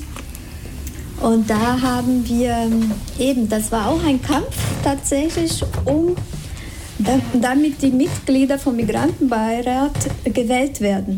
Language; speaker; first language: German; non-native, fluent; Spanish